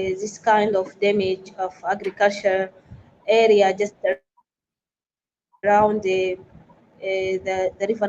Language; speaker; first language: English; non-native, fluent; Arabic